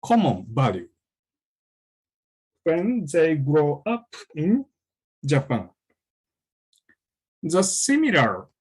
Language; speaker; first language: English; non-native, fluent; Japanese